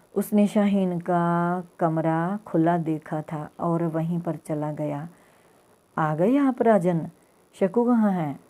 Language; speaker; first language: Hindi; non-native, local second language; Punjabi